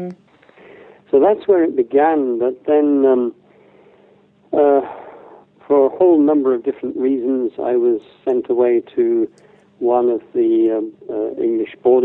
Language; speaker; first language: English; native; English